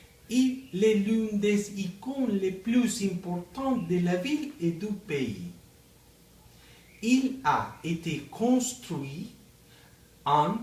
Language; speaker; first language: French; non-native, learner; Spanish